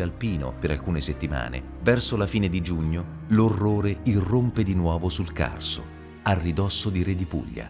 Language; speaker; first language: Italian; native; Italian